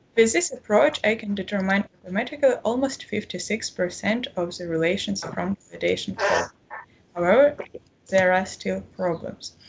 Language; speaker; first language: English; non-native, fluent; Ukrainian